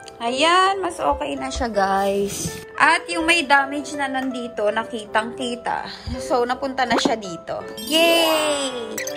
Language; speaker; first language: Filipino; native; Filipino